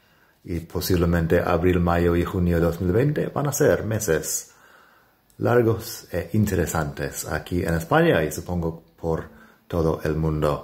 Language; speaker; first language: Spanish; non-native, fluent; English